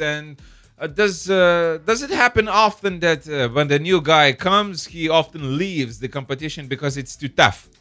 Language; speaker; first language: English; non-native, fluent; Lithuanian